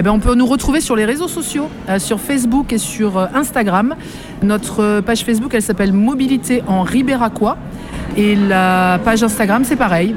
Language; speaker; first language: French; native; French